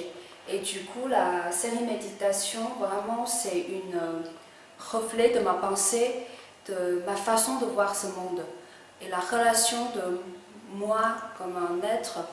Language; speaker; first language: French; non-native, fluent; Chinese